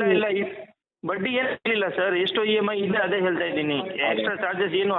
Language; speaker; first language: Kannada; non-native, fluent; Hindi